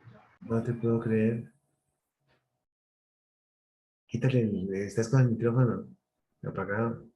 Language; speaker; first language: Spanish; native; Spanish